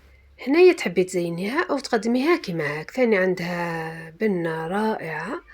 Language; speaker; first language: Arabic; native; Arabic